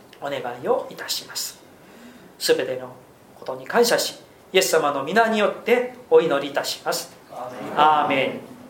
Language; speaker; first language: Japanese; non-native, fluent; Korean